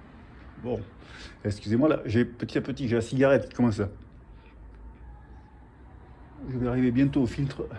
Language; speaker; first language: French; native; French